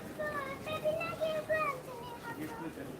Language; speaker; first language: English; early bilingual, other home language; Bangla